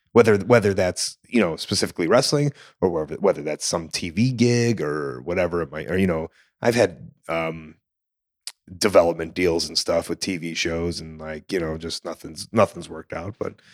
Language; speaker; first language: English; native; English